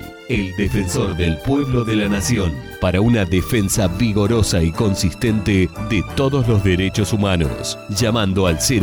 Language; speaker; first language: Spanish; native; Spanish